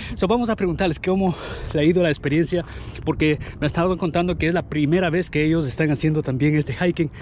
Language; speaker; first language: Spanish; native; Spanish